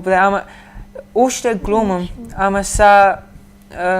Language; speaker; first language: Macedonian; early bilingual, heritage; Macedonian